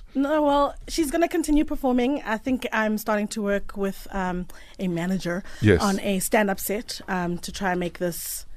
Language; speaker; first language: English; native; English